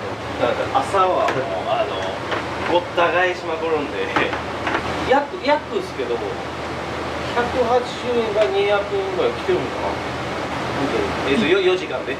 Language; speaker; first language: Japanese; native; Japanese